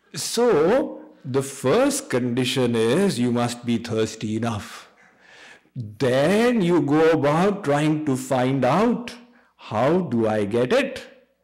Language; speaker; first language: English; non-native, local second language; Hindi